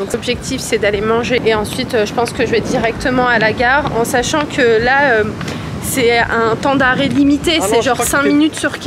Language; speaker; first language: French; native; French